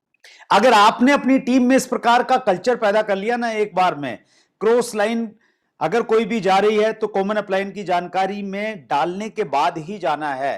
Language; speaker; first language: Hindi; native; Hindi